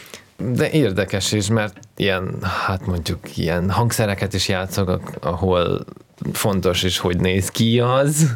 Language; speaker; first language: Hungarian; non-native, fluent; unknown